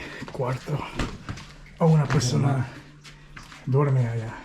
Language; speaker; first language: Spanish; non-native, learner; English